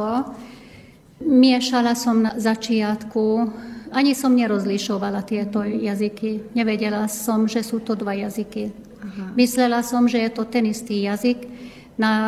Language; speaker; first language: Slovak; non-native, local second language; Hungarian